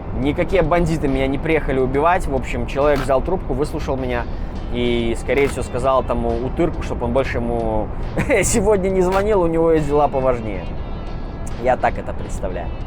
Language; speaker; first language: Russian; native; Russian